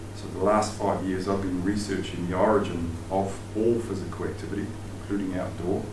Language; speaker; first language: English; native; English